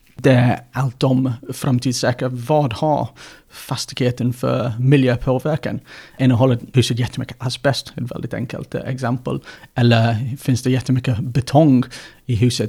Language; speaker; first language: Swedish; non-native, fluent; English